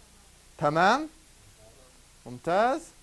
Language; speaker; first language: Arabic; native; Arabic